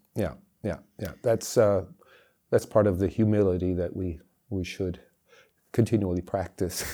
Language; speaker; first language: English; native; English